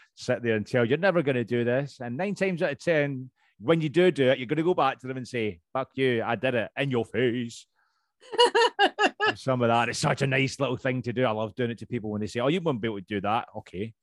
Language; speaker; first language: English; native; English